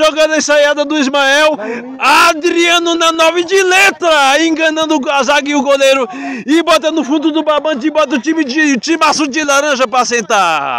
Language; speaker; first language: Portuguese; native; Portuguese